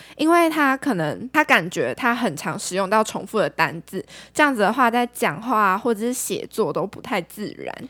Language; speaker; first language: Chinese; native; Chinese